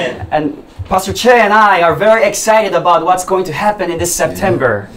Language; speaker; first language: English; non-native, fluent; Korean